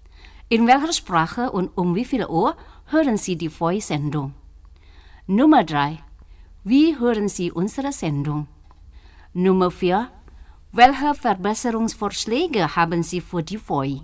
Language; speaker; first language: German; non-native, fluent; Indonesian